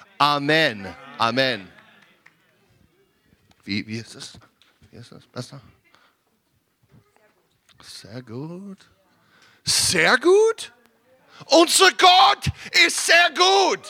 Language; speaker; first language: German; non-native, learner; English